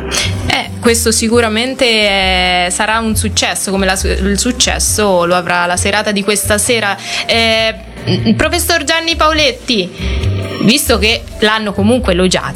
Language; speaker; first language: Italian; native; Italian